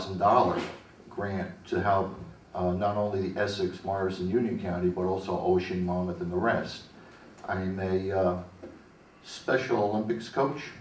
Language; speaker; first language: English; native; English